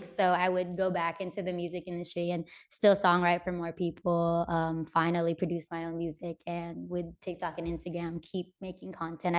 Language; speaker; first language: English; native; English